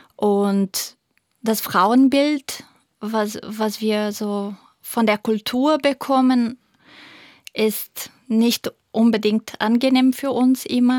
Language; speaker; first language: German; non-native, fluent; Portuguese